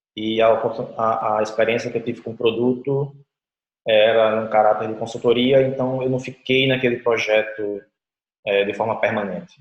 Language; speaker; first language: Portuguese; native; Portuguese